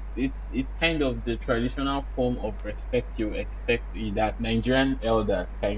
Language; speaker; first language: English; non-native, local second language; Bini